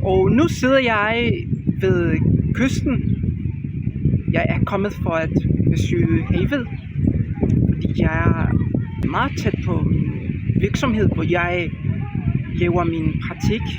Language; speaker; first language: Danish; non-native, learner; Spanish